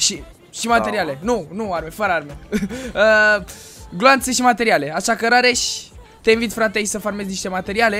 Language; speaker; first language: Romanian; native; Romanian